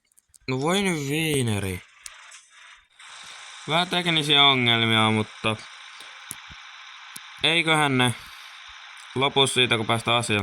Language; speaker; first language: Finnish; native; Finnish